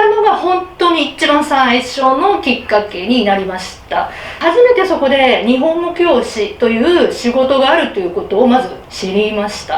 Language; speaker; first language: Japanese; native; Japanese